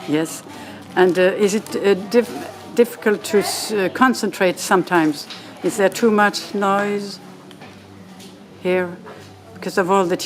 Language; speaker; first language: English; non-native, fluent; French